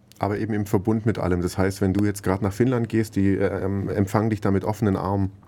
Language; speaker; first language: German; native; German